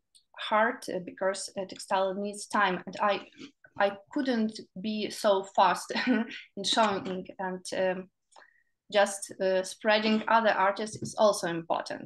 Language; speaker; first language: English; non-native, learner; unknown